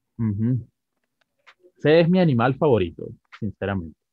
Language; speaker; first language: Spanish; native; Spanish